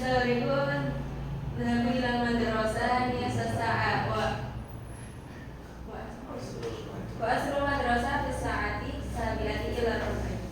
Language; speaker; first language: Arabic; non-native, learner; Indonesian